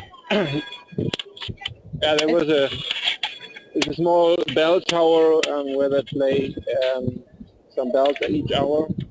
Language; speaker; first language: English; non-native, fluent; German